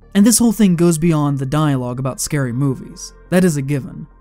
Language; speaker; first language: English; native; English